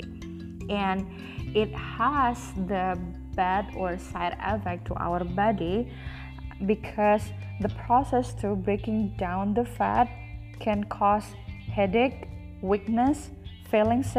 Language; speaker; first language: English; non-native, fluent; Indonesian